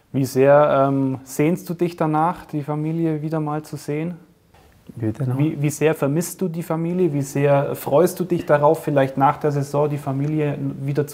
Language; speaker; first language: German; native; German